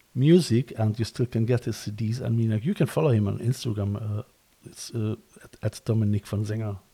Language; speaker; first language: English; non-native, fluent; German